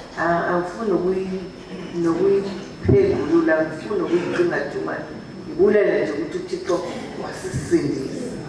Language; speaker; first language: Zulu; non-native, local second language; Xhosa